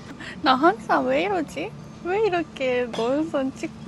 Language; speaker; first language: Korean; non-native, fluent; Japanese